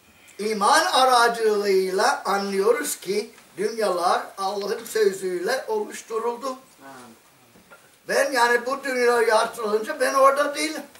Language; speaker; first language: Turkish; non-native, fluent; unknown